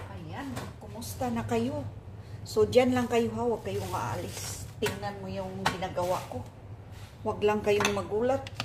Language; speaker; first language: Filipino; non-native, local second language; Cebuano